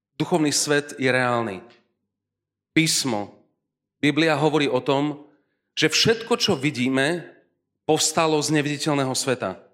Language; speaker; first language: Slovak; native; Slovak